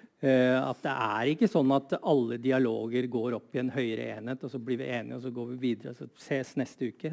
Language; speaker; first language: Norwegian; native; Norwegian